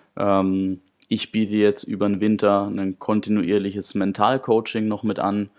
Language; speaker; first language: German; native; German